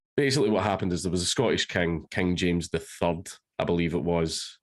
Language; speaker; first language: English; native; English